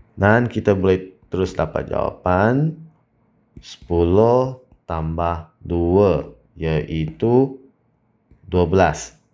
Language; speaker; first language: Malay; non-native, local second language; Chinese